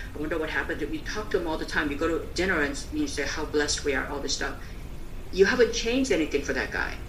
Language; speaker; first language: English; early bilingual, other home language; Korean